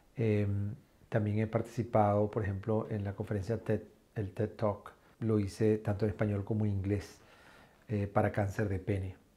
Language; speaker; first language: Spanish; native; Spanish